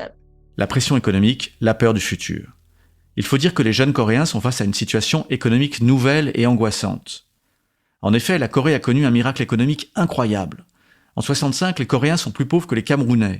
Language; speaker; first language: French; native; French